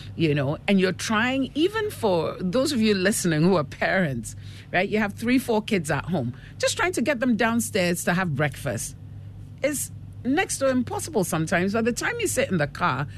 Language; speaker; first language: English; non-native, local second language; Akan